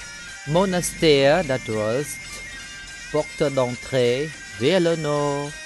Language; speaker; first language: French; non-native, fluent; Khmer